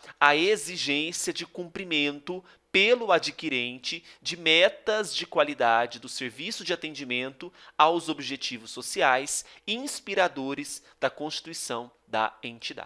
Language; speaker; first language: Portuguese; native; Portuguese